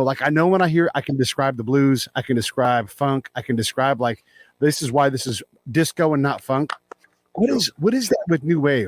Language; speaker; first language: English; native; English